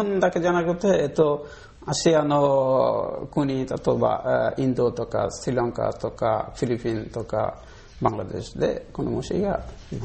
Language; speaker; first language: Japanese; non-native, learner; Bangla